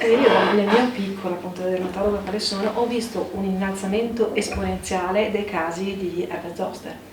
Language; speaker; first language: Italian; native; Italian